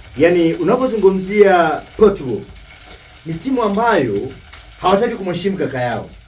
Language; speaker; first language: Swahili; native; Swahili